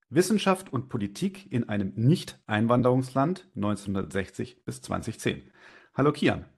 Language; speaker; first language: German; native; German